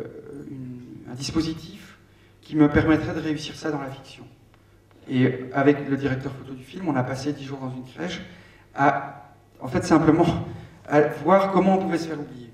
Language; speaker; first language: French; native; French